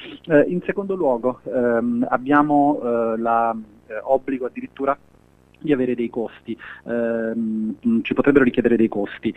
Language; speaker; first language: Italian; native; Italian